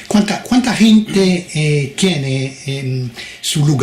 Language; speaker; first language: Spanish; non-native, fluent; Italian